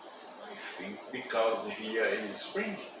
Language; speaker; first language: English; non-native, learner; Portuguese